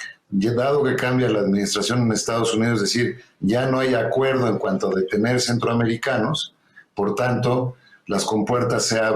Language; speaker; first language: Spanish; native; Spanish